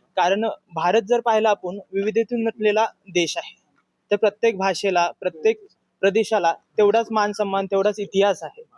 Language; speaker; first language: Marathi; native; Marathi